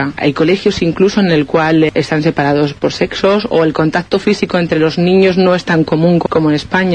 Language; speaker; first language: Spanish; native; Spanish